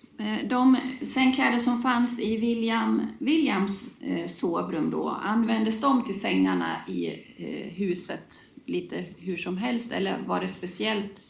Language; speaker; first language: Swedish; native; Swedish